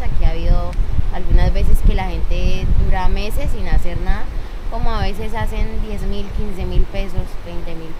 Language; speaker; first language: Spanish; native; Spanish